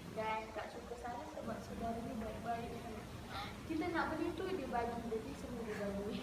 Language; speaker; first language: Malay; native; Malay